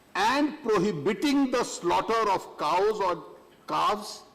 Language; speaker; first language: English; non-native, local second language; Hindi